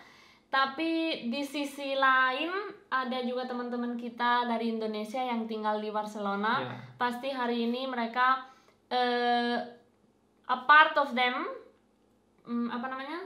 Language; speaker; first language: Indonesian; non-native, fluent; Spanish